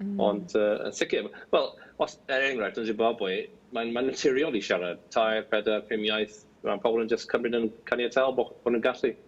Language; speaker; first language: Welsh; non-native, local second language; English